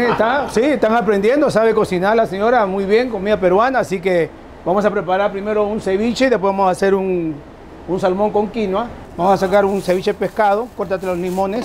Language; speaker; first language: Spanish; native; Spanish